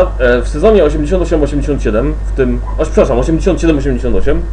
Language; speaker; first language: Polish; native; Polish